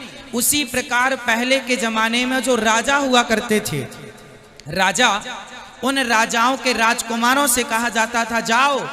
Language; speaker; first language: Hindi; native; Hindi